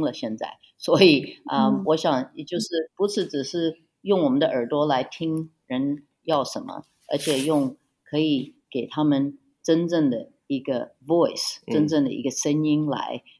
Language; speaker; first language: Chinese; early bilingual, heritage; Chinese